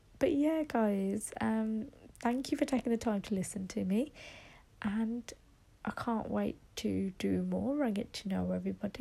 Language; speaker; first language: English; native; English